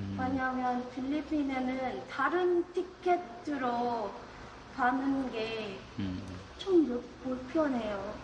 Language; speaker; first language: Korean; non-native, learner; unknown